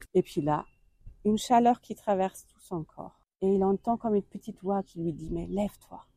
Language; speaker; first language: French; non-native, fluent; German